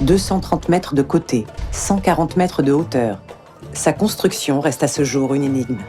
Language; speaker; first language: French; native; French